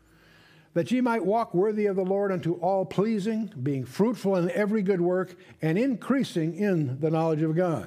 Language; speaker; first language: English; native; English